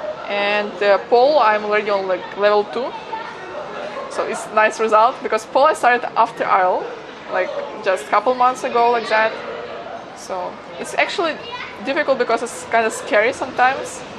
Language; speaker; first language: English; non-native, fluent; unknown